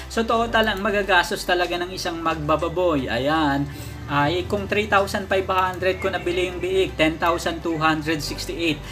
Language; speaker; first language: Filipino; non-native, local second language; Bikol